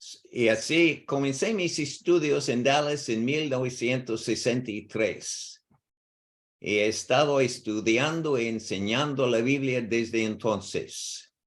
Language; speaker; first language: Spanish; non-native, learner; English